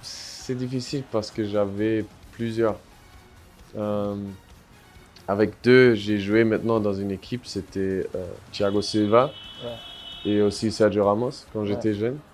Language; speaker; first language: French; non-native, fluent; German